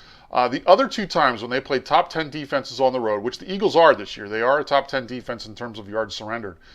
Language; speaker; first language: English; native; English